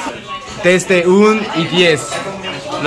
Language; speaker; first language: Spanish; non-native, learner; Korean